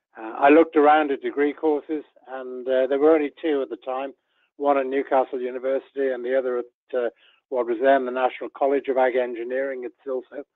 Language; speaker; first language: English; native; English